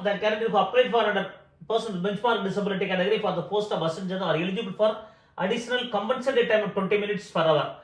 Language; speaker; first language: English; non-native, local second language; Tamil